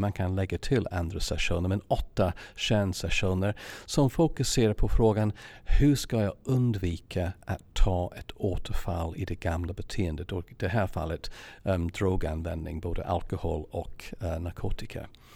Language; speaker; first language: Swedish; non-native, fluent; English